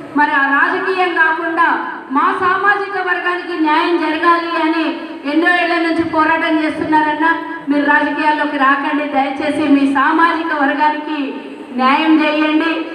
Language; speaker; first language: Telugu; native; Telugu